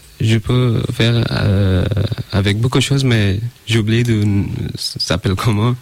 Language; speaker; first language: French; non-native, learner; Persian